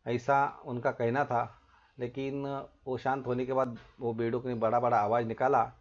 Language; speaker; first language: Hindi; non-native, local second language; Marathi